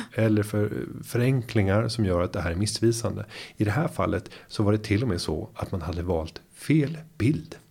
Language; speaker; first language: Swedish; native; Swedish